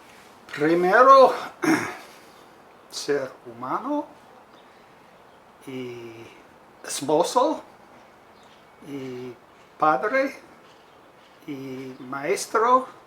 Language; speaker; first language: Spanish; non-native, fluent; English